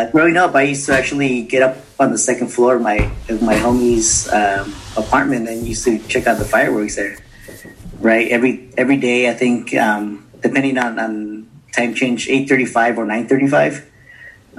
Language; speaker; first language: English; native; English